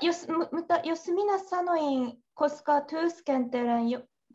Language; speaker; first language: Finnish; non-native, learner; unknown